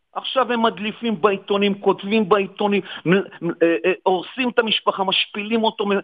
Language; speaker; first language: Hebrew; native; Hebrew